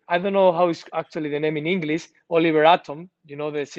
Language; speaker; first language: English; non-native, learner; Spanish